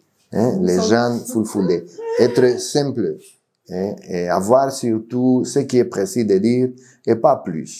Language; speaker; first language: French; non-native, fluent; Spanish